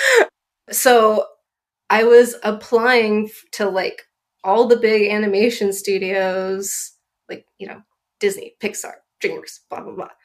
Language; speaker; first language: English; native; English